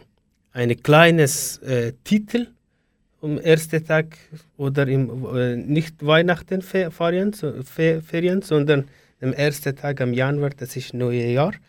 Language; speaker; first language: German; non-native, learner; Persian